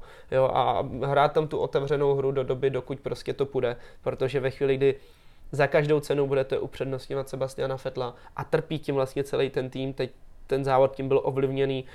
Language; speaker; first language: Czech; native; Czech